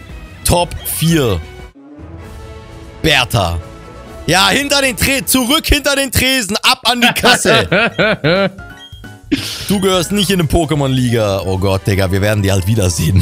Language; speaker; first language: German; native; German